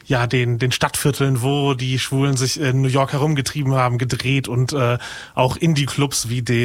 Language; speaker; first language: German; native; German